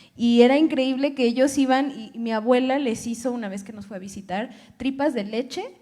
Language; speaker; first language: Spanish; early bilingual, other home language; English